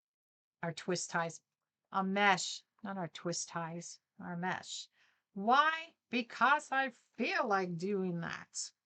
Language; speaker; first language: English; native; English